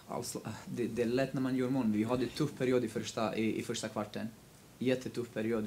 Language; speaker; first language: Swedish; non-native, local second language; Kurdish